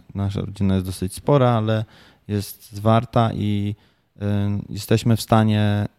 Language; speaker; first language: Polish; native; Polish